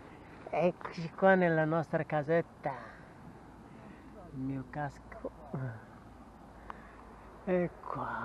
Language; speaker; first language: Italian; non-native, fluent; Arabic